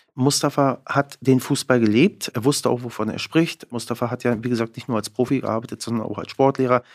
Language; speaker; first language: German; native; German